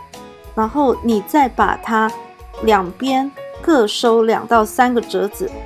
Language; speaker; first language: Chinese; native; Chinese